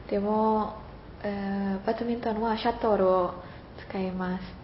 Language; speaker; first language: Japanese; non-native, learner; Indonesian